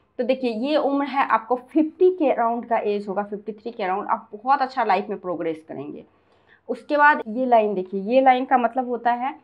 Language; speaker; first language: Hindi; native; Hindi